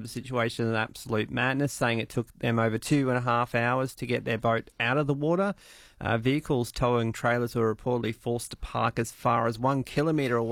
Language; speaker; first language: English; native; English